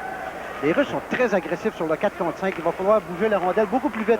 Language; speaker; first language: French; native; French